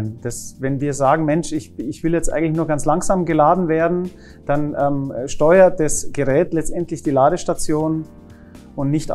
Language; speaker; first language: German; native; German